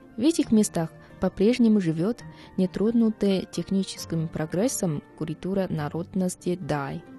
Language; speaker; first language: Russian; non-native, fluent; Chinese